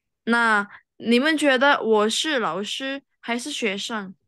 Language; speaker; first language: Chinese; non-native, fluent; Indonesian